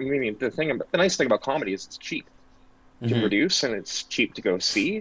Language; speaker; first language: English; native; English